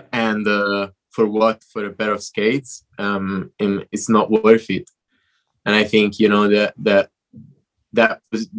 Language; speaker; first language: English; non-native, fluent; Italian